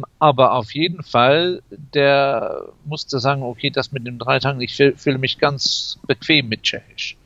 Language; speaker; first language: German; non-native, fluent; English